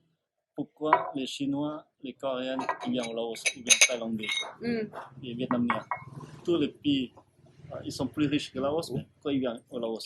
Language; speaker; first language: French; non-native, learner; Lao